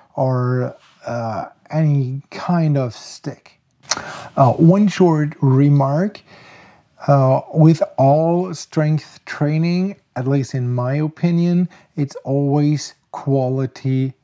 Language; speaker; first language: English; non-native, fluent; German